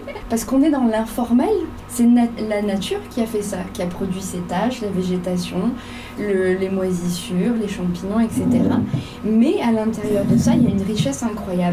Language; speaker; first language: French; native; French